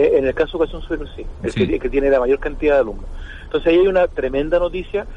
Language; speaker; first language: Spanish; native; Spanish